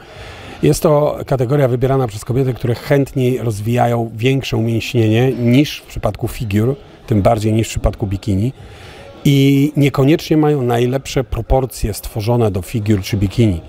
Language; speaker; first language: Polish; native; Polish